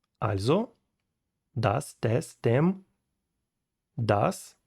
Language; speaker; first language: German; non-native, learner; Ukrainian